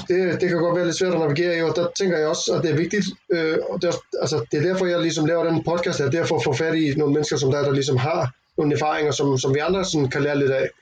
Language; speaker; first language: Danish; native; Danish